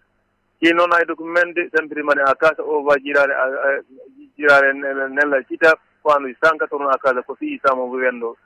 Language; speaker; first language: Italian; non-native, learner; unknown